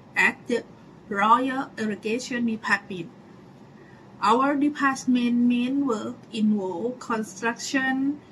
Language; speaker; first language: English; non-native, learner; Thai